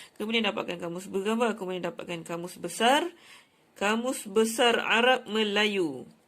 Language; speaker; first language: Malay; native; Malay